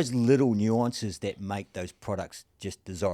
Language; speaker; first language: English; native; English